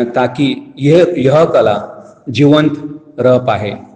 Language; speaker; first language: Hindi; non-native, local second language; Konkani